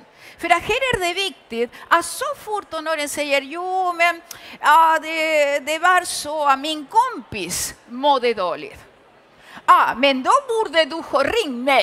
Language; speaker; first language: Swedish; early bilingual, other home language; Spanish